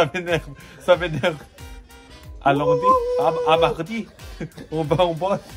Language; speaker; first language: French; native; French